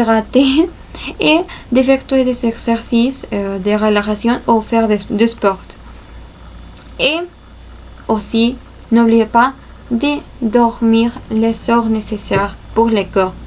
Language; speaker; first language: French; non-native, fluent; Spanish